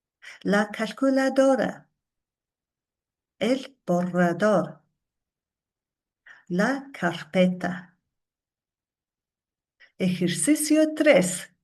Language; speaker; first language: Spanish; non-native, fluent; Mongolian